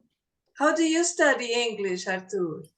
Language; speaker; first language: English; non-native, fluent; Portuguese